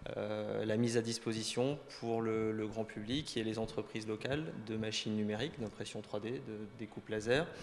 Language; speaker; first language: French; native; French